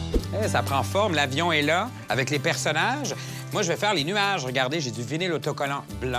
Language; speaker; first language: French; native; French